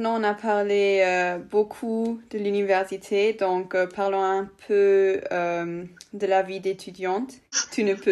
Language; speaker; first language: French; non-native, local second language; Luxembourgish